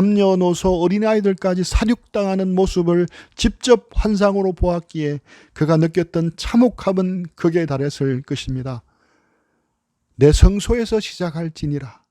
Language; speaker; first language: Korean; native; Korean